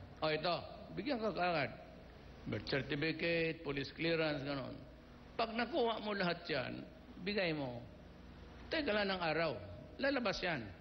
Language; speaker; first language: Filipino; non-native, local second language; Cebuano